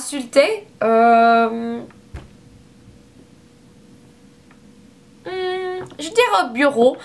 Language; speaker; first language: French; non-native, learner; English